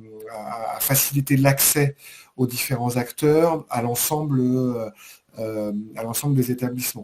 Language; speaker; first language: French; native; French